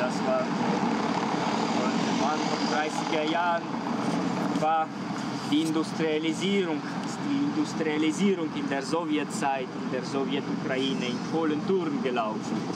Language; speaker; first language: German; non-native, fluent; Ukrainian